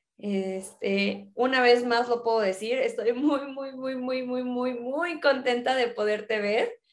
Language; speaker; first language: Spanish; native; Spanish